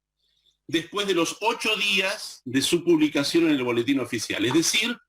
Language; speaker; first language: Spanish; native; Spanish